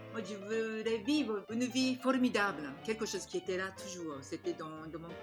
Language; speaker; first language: French; non-native, fluent; Japanese